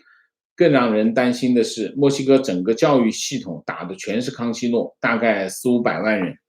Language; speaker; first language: Chinese; native; Chinese